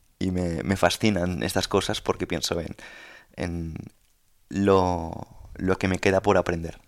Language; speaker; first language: Spanish; native; Spanish